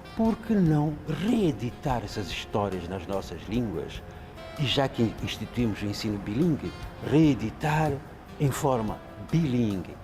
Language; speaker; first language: Portuguese; non-native, local second language; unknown